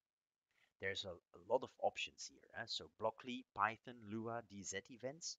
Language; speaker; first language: English; non-native, fluent; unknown